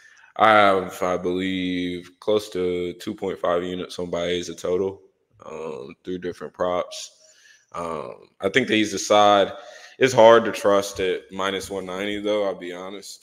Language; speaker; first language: English; native; English